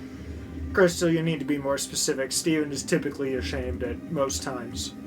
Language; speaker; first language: English; native; English